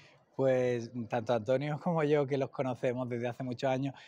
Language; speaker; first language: Spanish; native; Spanish